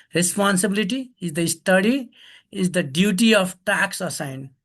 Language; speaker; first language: English; non-native, local second language; Nepali